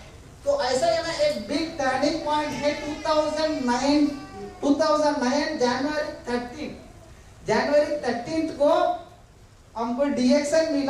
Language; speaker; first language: Hindi; non-native, local second language; Tamil